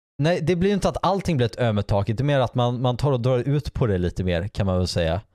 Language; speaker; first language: Swedish; native; Swedish